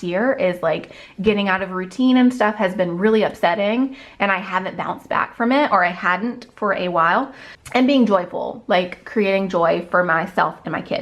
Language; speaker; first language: English; native; English